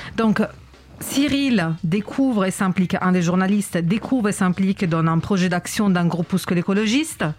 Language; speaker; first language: French; native; French